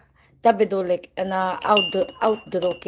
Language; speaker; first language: Dutch; non-native, learner; Filipino